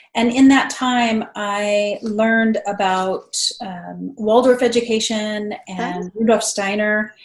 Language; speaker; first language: English; native; English